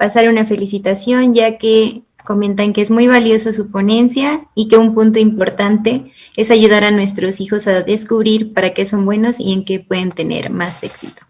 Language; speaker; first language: Spanish; native; Spanish